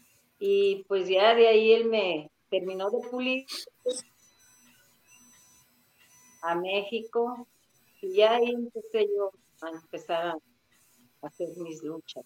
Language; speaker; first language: Spanish; native; Spanish